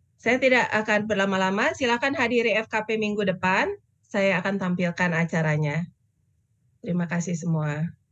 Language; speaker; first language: Indonesian; native; Indonesian